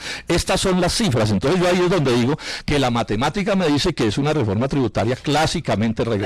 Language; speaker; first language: Spanish; native; Spanish